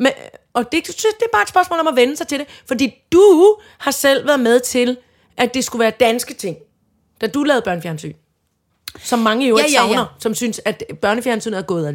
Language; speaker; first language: Danish; native; Danish